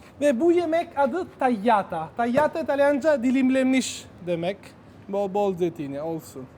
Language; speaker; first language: Turkish; non-native, learner; Italian